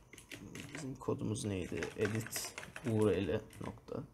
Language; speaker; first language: Turkish; native; Turkish